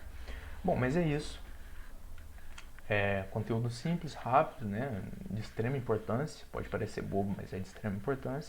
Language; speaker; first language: Portuguese; native; Portuguese